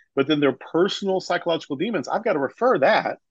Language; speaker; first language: English; native; English